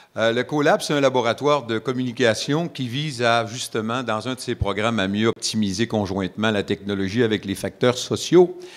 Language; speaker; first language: French; native; French